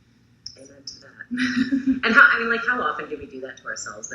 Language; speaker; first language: English; native; English